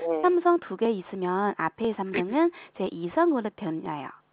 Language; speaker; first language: Korean; non-native, fluent; Chinese